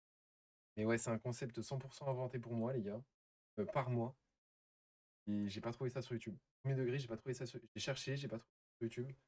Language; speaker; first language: French; native; French